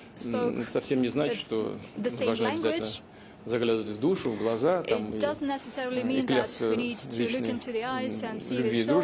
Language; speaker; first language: Russian; native; Russian